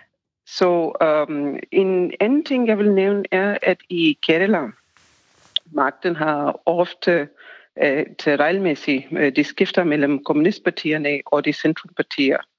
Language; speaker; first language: Danish; non-native, fluent; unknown